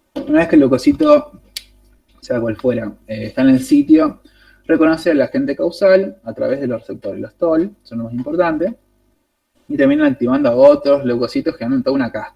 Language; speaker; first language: Spanish; native; Spanish